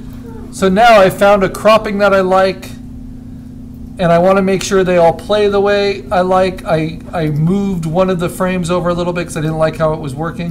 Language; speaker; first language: English; native; English